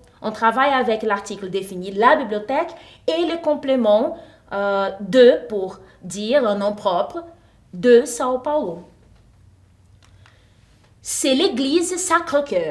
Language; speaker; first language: French; non-native, fluent; Portuguese